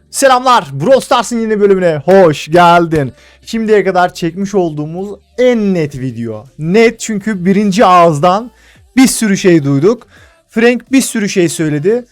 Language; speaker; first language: Turkish; native; Turkish